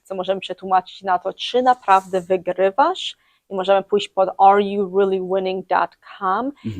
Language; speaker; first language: Polish; early bilingual, heritage; English